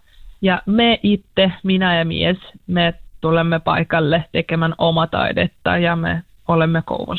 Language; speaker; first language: Finnish; non-native, learner; Russian